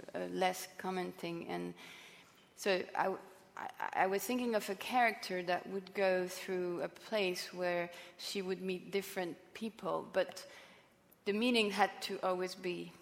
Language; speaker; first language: English; non-native, fluent; French